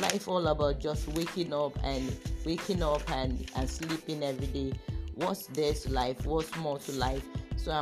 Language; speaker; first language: English; non-native, local second language; Yoruba